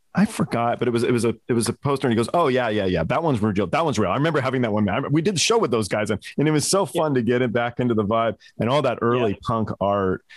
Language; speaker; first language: English; native; English